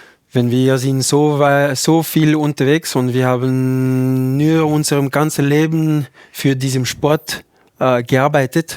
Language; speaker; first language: German; non-native, learner; French